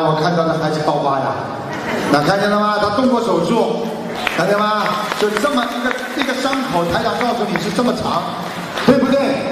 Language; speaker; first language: Chinese; native; Chinese